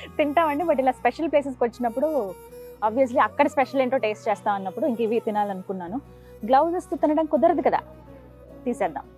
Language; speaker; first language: Telugu; native; Telugu